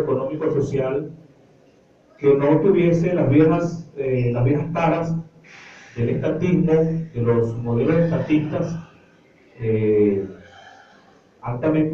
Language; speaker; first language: Spanish; native; Spanish